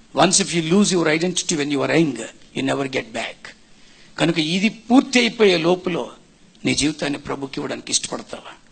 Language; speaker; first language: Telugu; non-native, local second language; Tamil